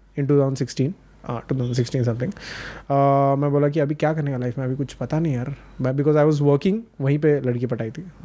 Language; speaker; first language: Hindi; non-native, local second language; Marathi